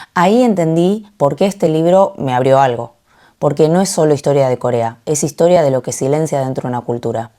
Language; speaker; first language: Spanish; early bilingual, other home language; Korean